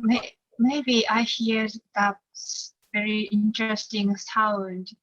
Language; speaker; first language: English; non-native, learner; Japanese